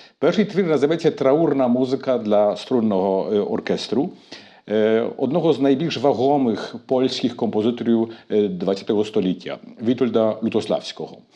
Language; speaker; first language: Ukrainian; early bilingual, heritage; Ukrainian